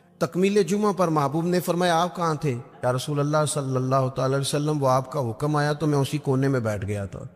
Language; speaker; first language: Urdu; non-native, local second language; Punjabi